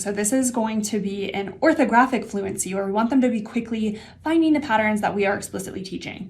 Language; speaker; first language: English; native; English